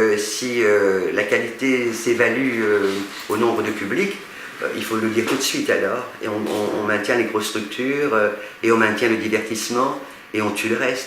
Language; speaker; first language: French; native; French